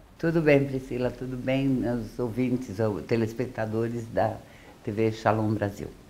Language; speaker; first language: Portuguese; early bilingual, other home language; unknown